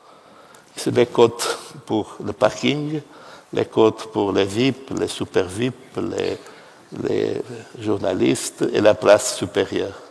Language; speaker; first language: French; non-native, fluent; Portuguese